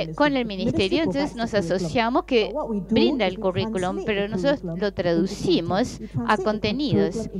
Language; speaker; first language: Spanish; non-native, fluent; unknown